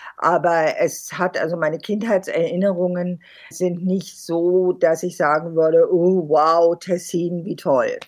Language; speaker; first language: German; native; German